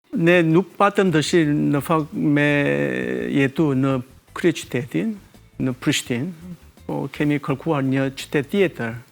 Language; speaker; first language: Albanian; non-native, fluent; Korean